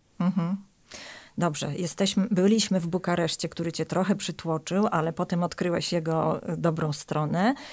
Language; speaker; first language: Polish; native; Polish